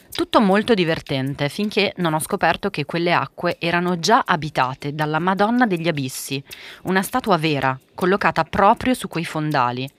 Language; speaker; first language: Italian; early bilingual, other home language; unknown